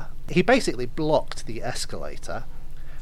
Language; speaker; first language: English; native; English